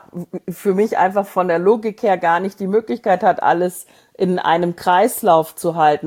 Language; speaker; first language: German; native; German